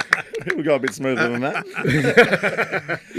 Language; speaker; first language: English; native; English